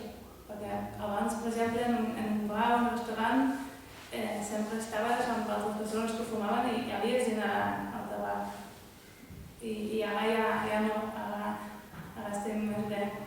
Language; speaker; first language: Catalan; non-native, fluent; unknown